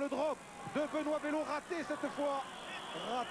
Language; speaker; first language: French; native; French